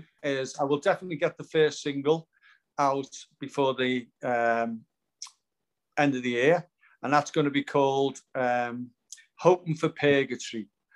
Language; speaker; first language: English; native; English